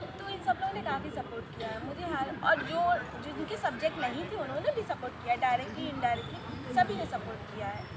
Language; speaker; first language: Hindi; native; Hindi